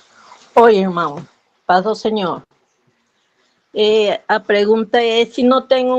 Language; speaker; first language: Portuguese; non-native, fluent; Spanish